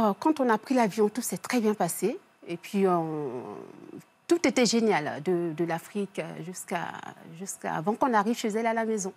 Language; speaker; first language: French; early bilingual, other home language; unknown